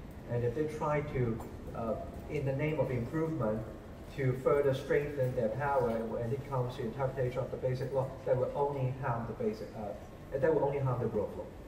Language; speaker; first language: English; non-native, local second language; Cantonese